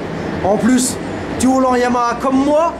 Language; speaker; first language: French; native; French